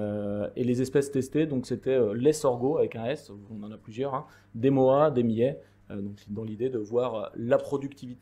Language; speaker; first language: French; native; French